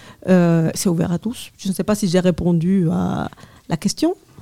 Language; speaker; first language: French; non-native, fluent; Spanish